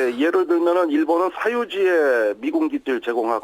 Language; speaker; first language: Korean; native; Korean